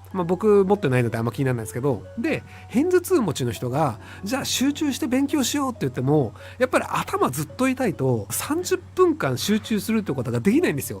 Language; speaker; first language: Japanese; native; Japanese